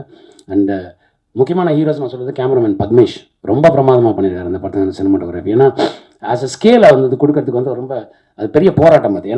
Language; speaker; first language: Tamil; native; Tamil